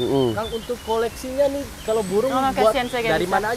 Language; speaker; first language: Indonesian; native; Indonesian